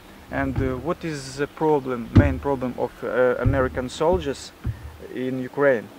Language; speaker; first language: English; non-native, learner; Ukrainian